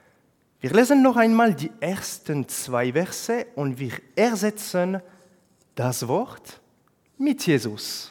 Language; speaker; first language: German; non-native, fluent; French